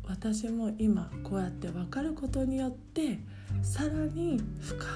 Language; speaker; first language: Japanese; native; Japanese